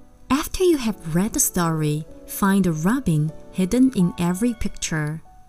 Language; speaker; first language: English; non-native, fluent; Chinese